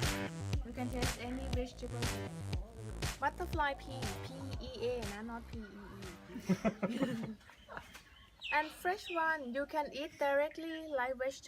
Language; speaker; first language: English; non-native, learner; Thai